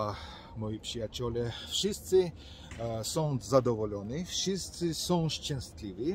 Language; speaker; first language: Polish; non-native, fluent; Georgian